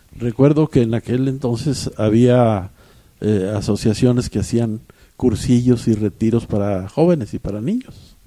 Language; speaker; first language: Spanish; native; Spanish